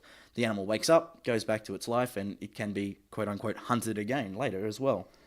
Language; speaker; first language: English; native; English